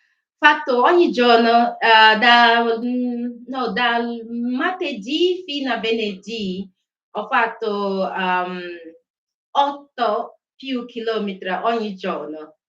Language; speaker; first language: Italian; non-native, learner; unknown